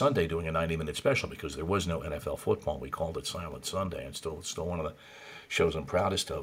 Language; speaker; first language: English; native; English